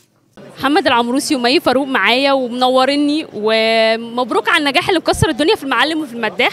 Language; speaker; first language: Arabic; native; Arabic